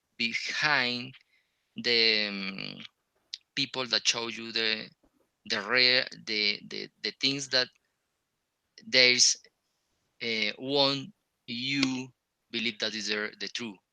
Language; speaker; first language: English; non-native, learner; Spanish